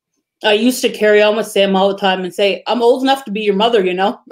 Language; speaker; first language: English; native; English